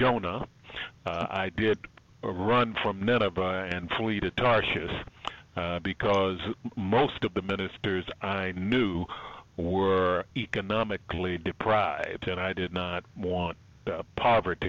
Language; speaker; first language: English; native; English